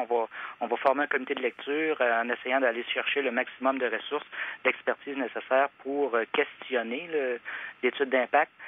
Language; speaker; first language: French; native; French